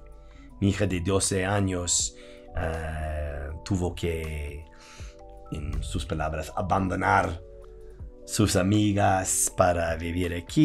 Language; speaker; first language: Spanish; non-native, fluent; English